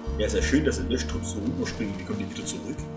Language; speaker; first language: German; native; German